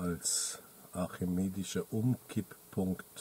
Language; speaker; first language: German; native; German